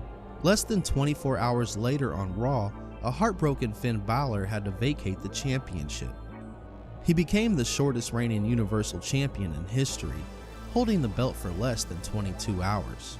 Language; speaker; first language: English; native; English